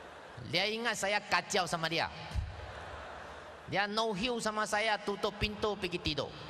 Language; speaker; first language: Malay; non-native, local second language; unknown